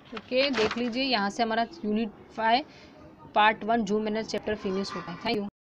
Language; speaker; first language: Hindi; non-native, local second language; Gujarati